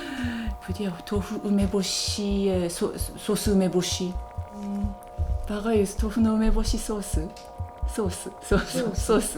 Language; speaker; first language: French; non-native, fluent; Japanese